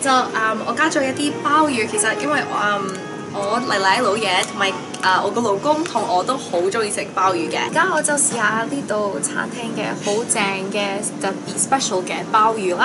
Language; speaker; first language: Cantonese; early bilingual, heritage; Cantonese